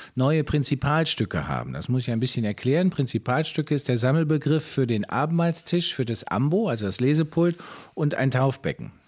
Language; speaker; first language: German; native; German